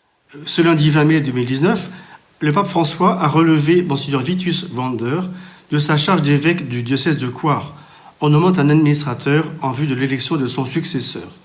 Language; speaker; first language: French; native; French